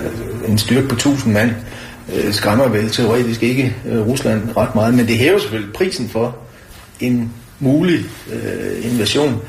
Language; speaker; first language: Danish; native; Danish